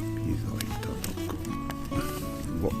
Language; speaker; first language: Japanese; native; Japanese